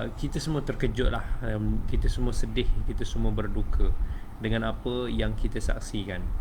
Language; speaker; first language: Malay; native; Malay